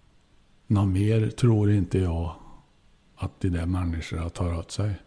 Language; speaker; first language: Swedish; native; Swedish